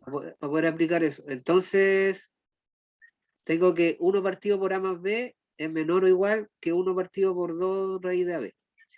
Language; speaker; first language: Spanish; native; Spanish